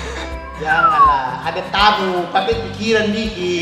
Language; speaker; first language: Indonesian; native; Indonesian